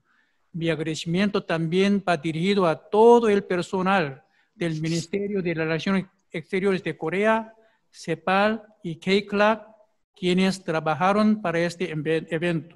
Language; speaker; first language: Spanish; non-native, fluent; Korean